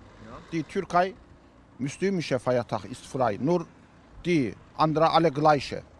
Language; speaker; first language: German; non-native, learner; Turkish